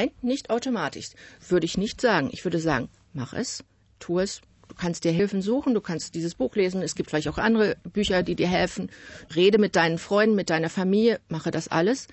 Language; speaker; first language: German; native; German